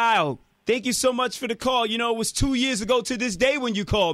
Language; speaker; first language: English; native; English